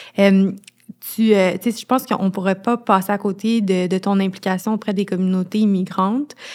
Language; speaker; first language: French; native; French